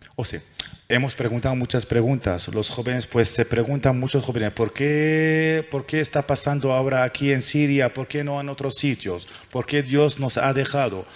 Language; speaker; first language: Spanish; non-native, fluent; Arabic